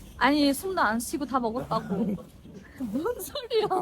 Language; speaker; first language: Korean; non-native, fluent; Turkish